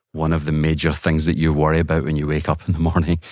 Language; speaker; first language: English; native; English